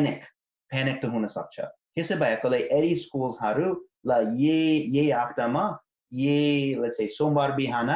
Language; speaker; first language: Nepali; non-native, fluent; English